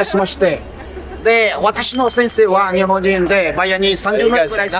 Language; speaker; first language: Japanese; non-native, learner; Portuguese